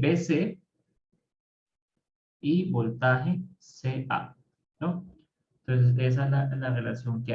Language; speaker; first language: Spanish; native; Spanish